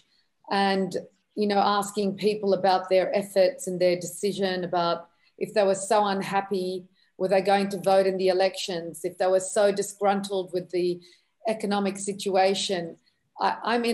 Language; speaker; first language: English; native; English